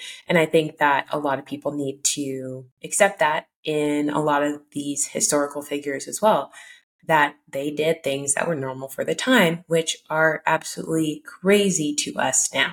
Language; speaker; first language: English; early bilingual, other home language; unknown